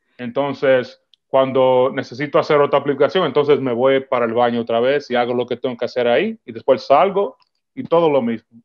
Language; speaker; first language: Spanish; early bilingual, heritage; Spanish